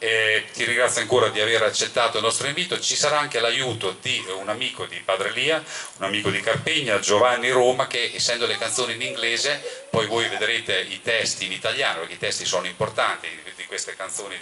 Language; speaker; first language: Italian; native; Italian